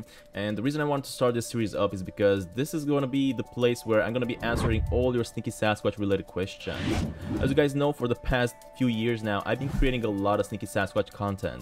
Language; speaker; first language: English; non-native, fluent; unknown